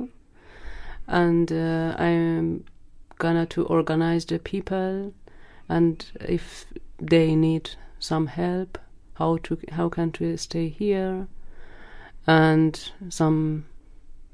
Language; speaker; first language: English; non-native, learner; Persian